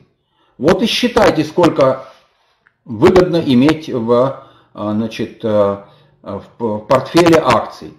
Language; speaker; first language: Russian; native; Russian